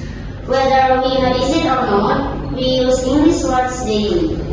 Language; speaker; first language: English; non-native, learner; Indonesian